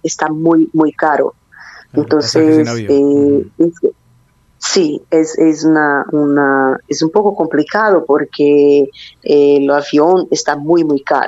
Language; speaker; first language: Spanish; non-native, learner; Portuguese